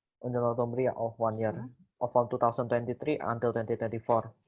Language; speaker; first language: English; non-native, learner; Indonesian